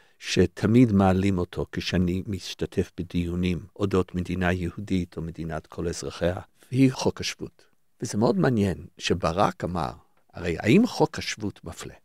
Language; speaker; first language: Hebrew; early bilingual, other home language; English